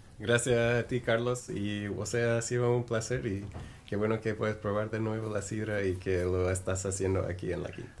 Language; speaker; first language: Spanish; non-native, fluent; English